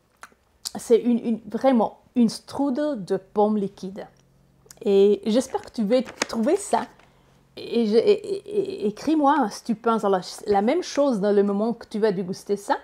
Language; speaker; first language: French; non-native, learner; Italian